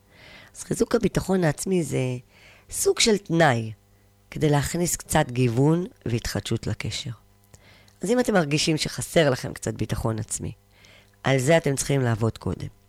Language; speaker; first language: Hebrew; native; Hebrew